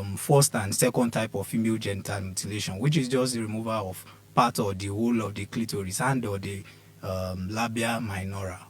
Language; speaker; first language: English; non-native, local second language; Yoruba